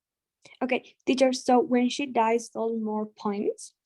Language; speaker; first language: English; non-native, learner; Spanish